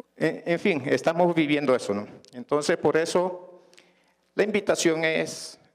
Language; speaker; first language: Spanish; non-native, local second language; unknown